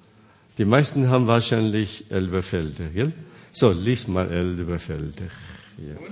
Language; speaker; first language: German; non-native, fluent; Korean